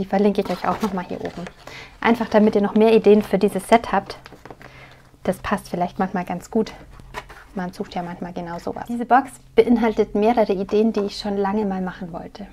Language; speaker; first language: German; native; German